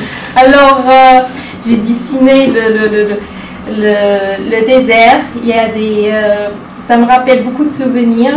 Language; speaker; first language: French; non-native, local second language; Arabic